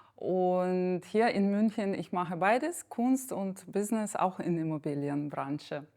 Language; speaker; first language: German; non-native, fluent; Ukrainian